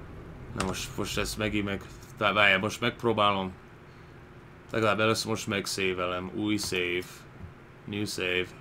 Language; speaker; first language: Hungarian; early bilingual, heritage; Hungarian